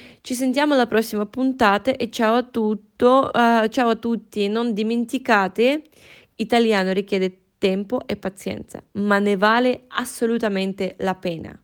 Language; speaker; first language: Italian; non-native, fluent; Russian